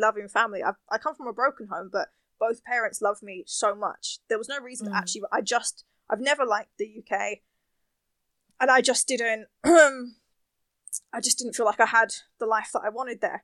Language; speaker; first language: English; native; English